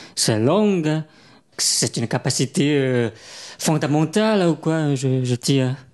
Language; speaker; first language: French; non-native, learner; Chinese